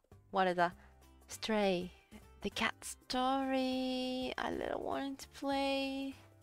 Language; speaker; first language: English; non-native, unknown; Japanese